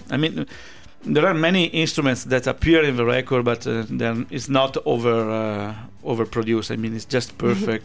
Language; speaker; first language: English; non-native, fluent; Italian